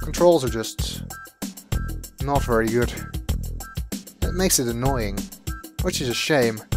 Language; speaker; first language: English; native; English